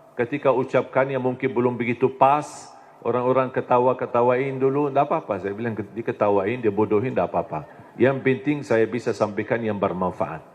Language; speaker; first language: Indonesian; non-native, fluent; Arabic